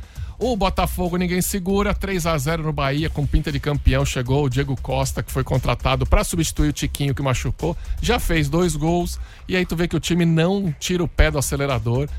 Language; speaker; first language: Portuguese; native; Portuguese